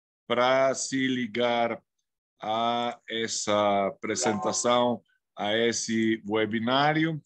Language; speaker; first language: Portuguese; non-native, fluent; Spanish